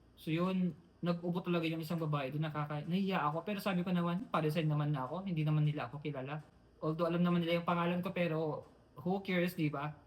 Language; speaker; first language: Filipino; non-native, local second language; Iloko